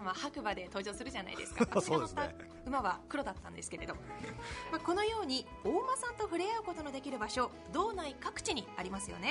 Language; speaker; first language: Japanese; native; Japanese